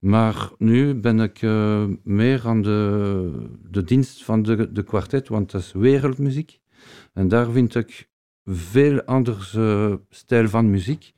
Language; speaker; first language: Dutch; non-native, fluent; Spanish